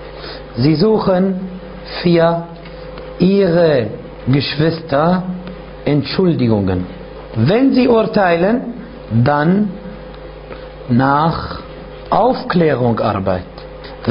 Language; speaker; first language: German; non-native, fluent; Arabic